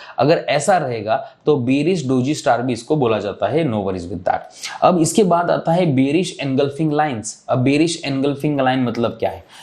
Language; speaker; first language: Hindi; non-native, local second language; Marathi